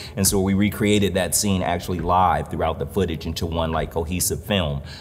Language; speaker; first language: English; native; English